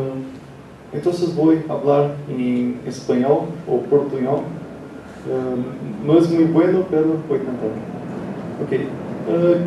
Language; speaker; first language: Spanish; non-native, learner; Portuguese